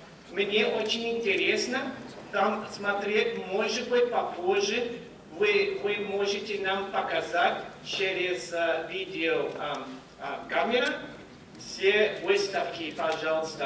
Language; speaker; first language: Russian; non-native, fluent; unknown